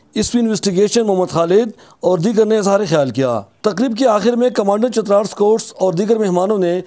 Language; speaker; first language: Urdu; non-native, local second language; Khowar